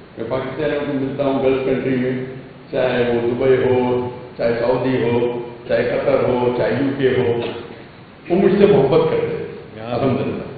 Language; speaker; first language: Urdu; non-native, local second language; Konkani